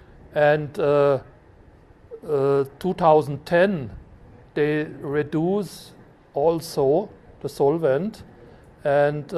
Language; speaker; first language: English; non-native, fluent; German